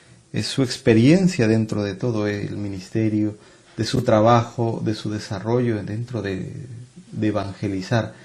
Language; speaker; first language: Spanish; native; Spanish